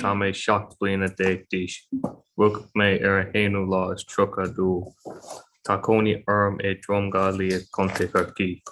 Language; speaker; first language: Irish; non-native, local second language; English